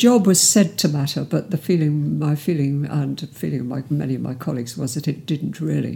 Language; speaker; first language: English; native; English